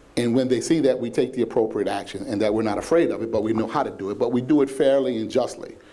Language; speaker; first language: English; native; English